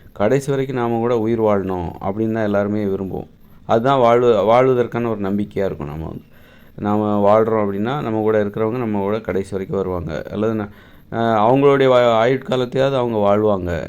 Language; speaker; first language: Tamil; native; Tamil